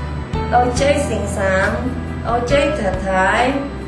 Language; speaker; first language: Cantonese; non-native, learner; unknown